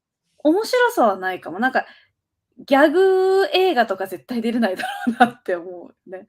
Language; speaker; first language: Japanese; native; Japanese